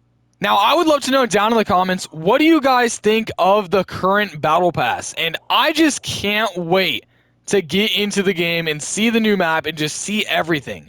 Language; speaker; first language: English; native; English